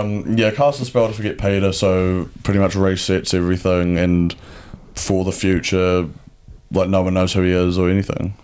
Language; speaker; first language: English; native; English